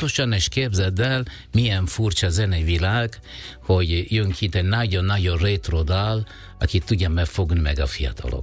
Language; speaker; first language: Hungarian; non-native, fluent; Italian